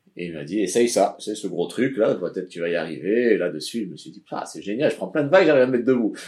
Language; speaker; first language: French; native; French